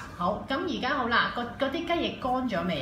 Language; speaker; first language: Cantonese; native; Cantonese